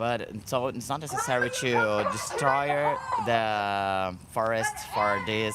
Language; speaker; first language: English; non-native, learner; Portuguese